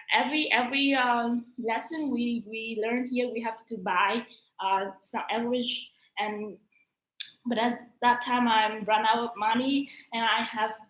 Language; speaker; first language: English; non-native, learner; Vietnamese